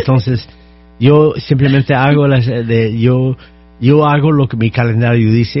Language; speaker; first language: Spanish; non-native, fluent; English